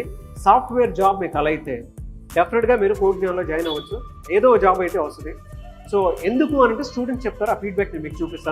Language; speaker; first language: Telugu; native; Telugu